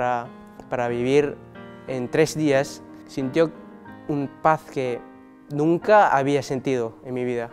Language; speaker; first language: Spanish; non-native, learner; Cebuano